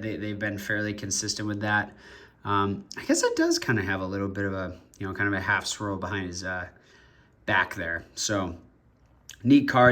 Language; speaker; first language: English; native; English